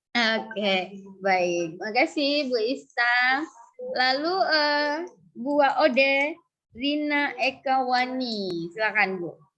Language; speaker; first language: Indonesian; native; Indonesian